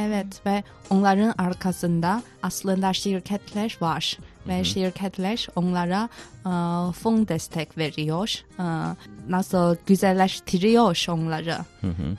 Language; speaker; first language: Turkish; non-native, fluent; Chinese